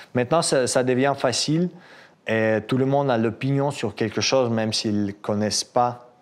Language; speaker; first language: French; non-native, fluent; Russian